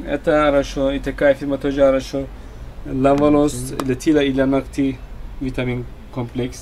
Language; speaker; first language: Russian; non-native, learner; Turkish